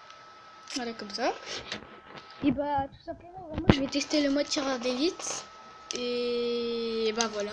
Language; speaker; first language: French; native; French